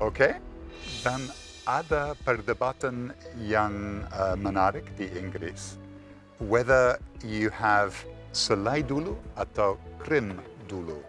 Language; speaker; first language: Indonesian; non-native, fluent; English